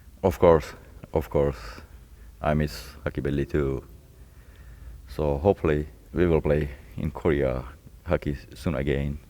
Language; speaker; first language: English; non-native, fluent; Czech